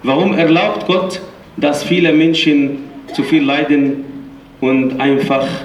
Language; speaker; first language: German; non-native, fluent; Arabic